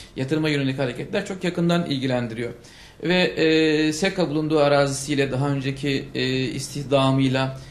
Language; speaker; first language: Turkish; native; Turkish